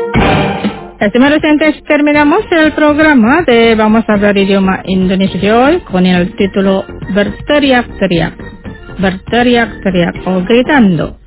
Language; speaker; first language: Spanish; non-native, fluent; Indonesian